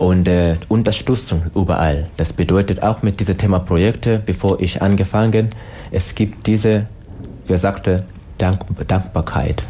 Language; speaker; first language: German; non-native, learner; Swahili